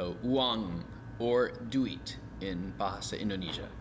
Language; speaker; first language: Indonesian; non-native, learner; English